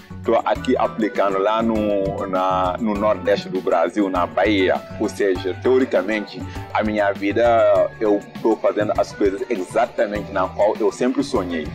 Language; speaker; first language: Portuguese; non-native, fluent; Wolof